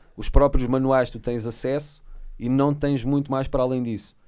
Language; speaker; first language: Portuguese; native; Portuguese